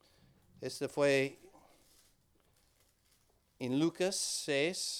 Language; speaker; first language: Spanish; non-native, learner; English